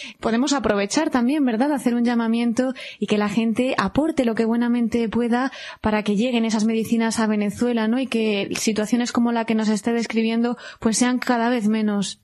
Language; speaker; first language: Spanish; native; Spanish